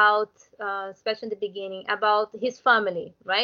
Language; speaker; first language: English; non-native, learner; Portuguese